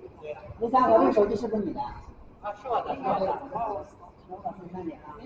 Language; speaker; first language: Chinese; native; Chinese